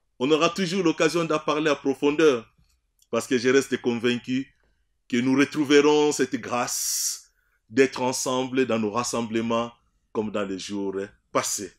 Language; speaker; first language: French; non-native, local second language; Swahili